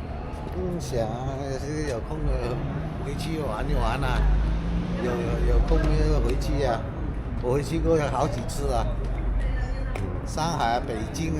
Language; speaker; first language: Chinese; non-native, local second language; Cantonese